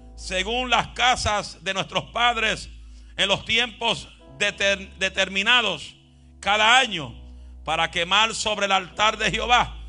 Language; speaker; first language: Spanish; native; Spanish